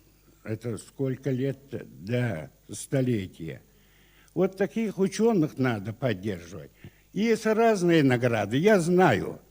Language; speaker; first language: Russian; non-native, local second language; Yakut